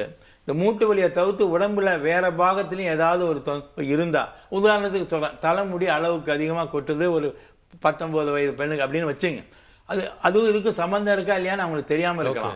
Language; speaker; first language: Tamil; native; Tamil